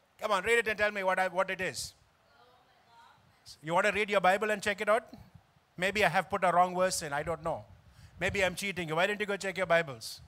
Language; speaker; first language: English; non-native, local second language; Tamil